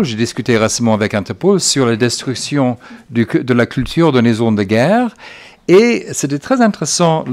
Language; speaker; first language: French; non-native, fluent; English